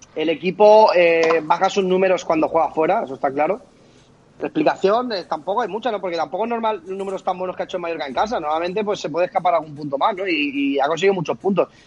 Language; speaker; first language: Spanish; native; Spanish